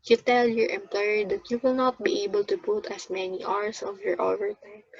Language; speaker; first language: English; non-native, local second language; Filipino